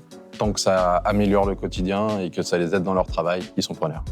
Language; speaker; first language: French; native; French